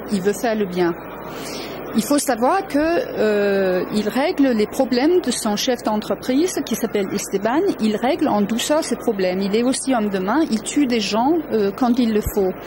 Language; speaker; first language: French; early bilingual, other home language; Danish